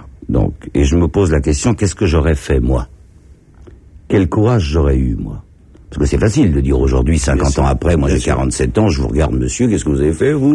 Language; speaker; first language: French; native; French